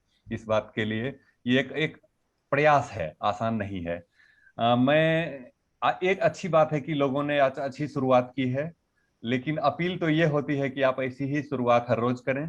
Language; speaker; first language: Hindi; native; Hindi